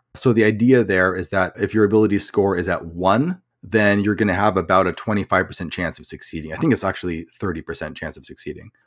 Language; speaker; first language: English; native; English